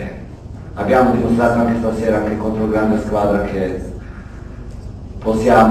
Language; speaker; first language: Italian; non-native, fluent; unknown